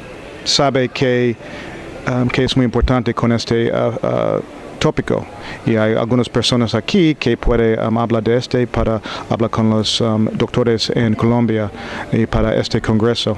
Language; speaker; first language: Spanish; non-native, learner; English